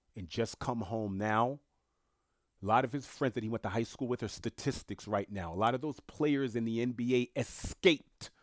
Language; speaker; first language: English; early bilingual, other home language; French